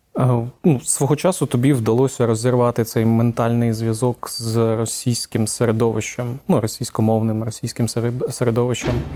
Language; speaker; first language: Ukrainian; native; Ukrainian